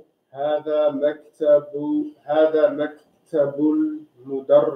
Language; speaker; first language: Arabic; non-native, learner; English